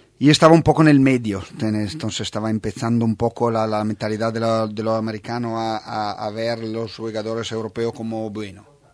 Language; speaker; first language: Spanish; non-native, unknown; Italian